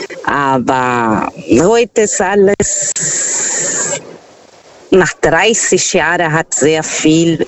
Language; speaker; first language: German; non-native, fluent; Portuguese